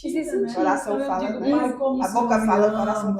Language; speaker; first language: Portuguese; native; Portuguese